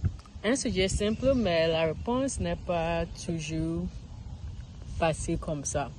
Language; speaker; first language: French; non-native, learner; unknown